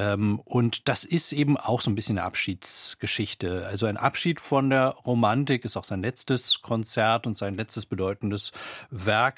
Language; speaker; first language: German; native; German